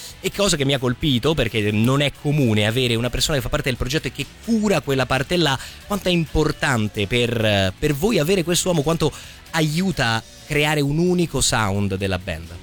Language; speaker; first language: Italian; native; Italian